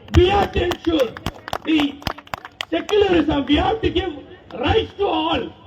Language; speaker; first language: English; non-native, local second language; Tamil